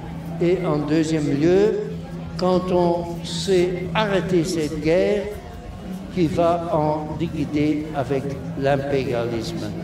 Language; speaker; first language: French; non-native, local second language; Dutch